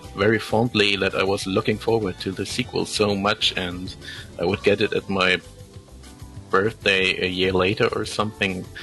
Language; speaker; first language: English; non-native, fluent; German